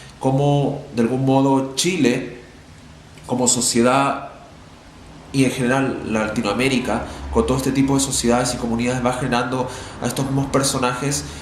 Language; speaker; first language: Spanish; native; Spanish